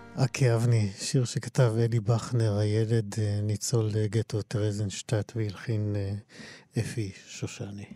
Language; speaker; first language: Hebrew; native; Hebrew